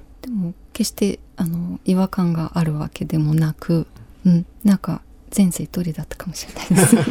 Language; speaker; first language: Japanese; non-native, fluent; Ukrainian